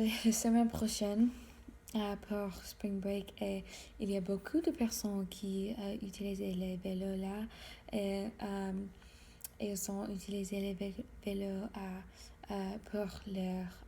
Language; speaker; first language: French; non-native, learner; English